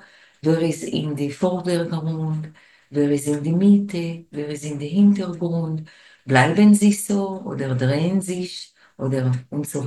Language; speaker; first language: German; non-native, fluent; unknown